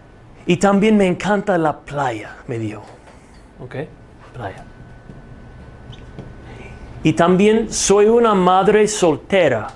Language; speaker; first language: Spanish; non-native, fluent; English